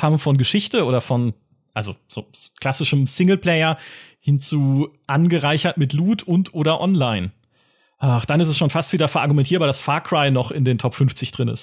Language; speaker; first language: German; native; German